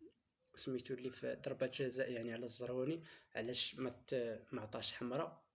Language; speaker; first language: Arabic; native; Arabic